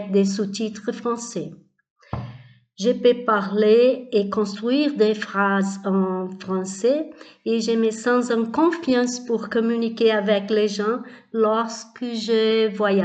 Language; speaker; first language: French; non-native, learner; Portuguese